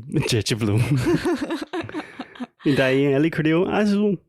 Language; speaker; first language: Portuguese; non-native, fluent; English